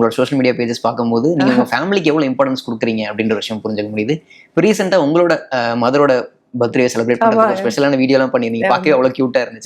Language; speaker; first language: Tamil; native; Tamil